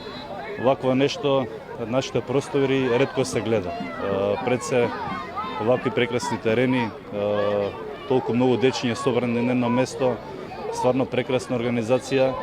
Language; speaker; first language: Macedonian; native; Macedonian